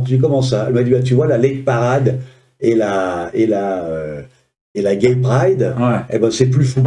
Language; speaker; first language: French; native; French